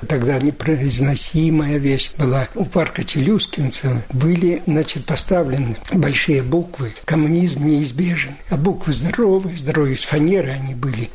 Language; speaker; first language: Russian; native; Russian